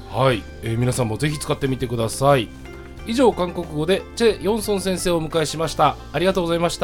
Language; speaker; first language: Japanese; native; Japanese